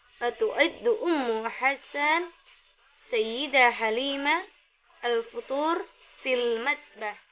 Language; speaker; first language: Arabic; non-native, learner; Indonesian